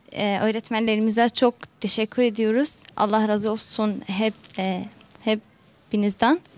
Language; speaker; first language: Turkish; non-native, fluent; Arabic